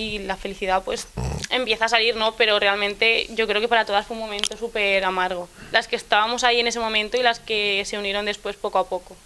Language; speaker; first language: Spanish; native; Spanish